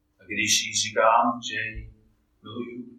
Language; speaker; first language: Czech; non-native, fluent; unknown